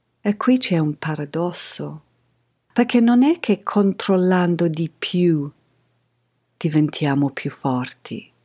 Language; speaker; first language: Italian; non-native, fluent; English